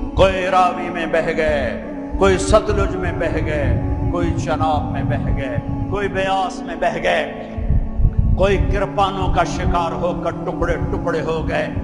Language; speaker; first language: Urdu; non-native, local second language; Punjabi